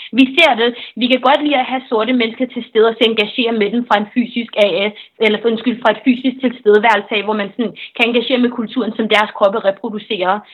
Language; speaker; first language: Danish; early bilingual, other home language; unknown